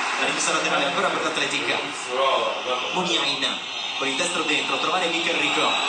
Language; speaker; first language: Italian; native; Italian